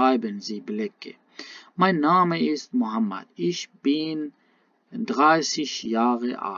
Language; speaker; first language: German; non-native, learner; Baluchi